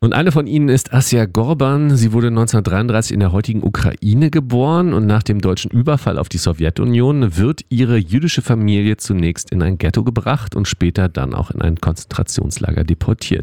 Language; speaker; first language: German; native; German